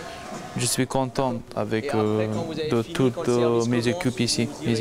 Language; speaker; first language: French; non-native, learner; Persian